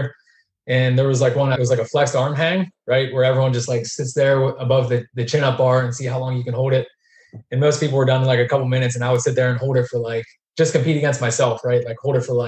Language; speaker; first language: English; native; English